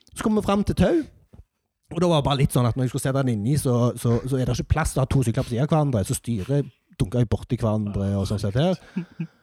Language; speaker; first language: Norwegian; native; Norwegian